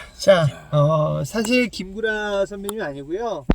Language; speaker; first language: Korean; native; Korean